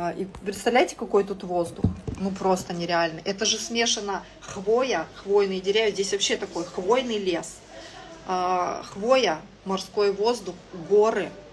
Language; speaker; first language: Russian; native; Russian